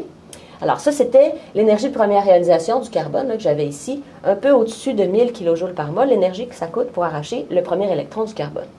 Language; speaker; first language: French; native; French